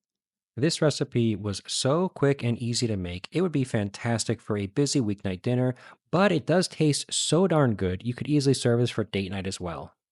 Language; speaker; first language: English; native; English